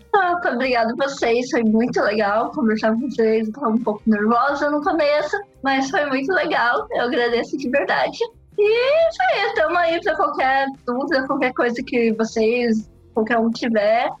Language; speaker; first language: Portuguese; native; Portuguese